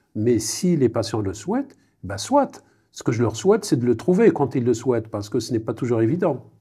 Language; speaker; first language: French; non-native, local second language; Kabyle